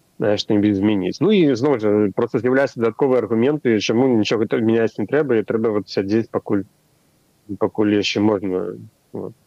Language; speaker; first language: Belarusian; non-native, local second language; Russian